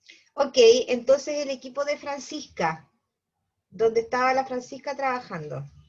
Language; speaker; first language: Spanish; native; Spanish